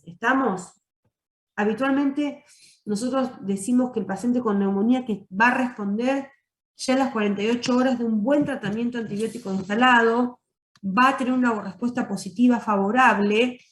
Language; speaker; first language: Spanish; native; Spanish